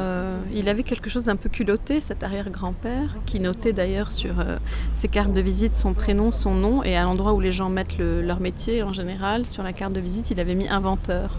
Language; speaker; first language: French; non-native, local second language; Arabic